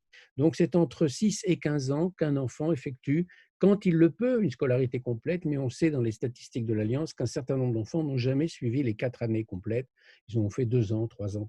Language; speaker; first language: French; native; French